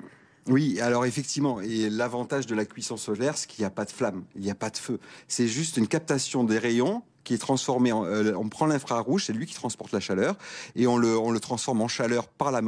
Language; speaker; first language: French; native; French